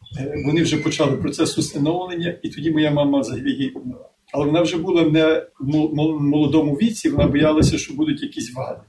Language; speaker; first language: Ukrainian; early bilingual, heritage; Ukrainian